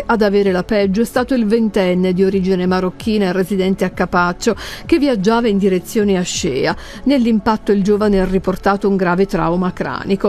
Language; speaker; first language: Italian; native; Italian